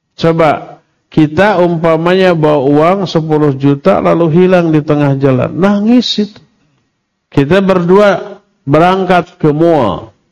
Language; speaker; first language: Indonesian; non-native, local second language; Sundanese